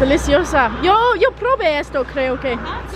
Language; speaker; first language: Spanish; non-native, learner; English